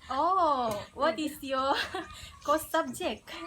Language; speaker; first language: English; non-native, learner; Malay